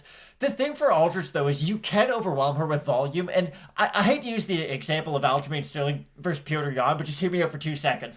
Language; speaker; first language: English; native; English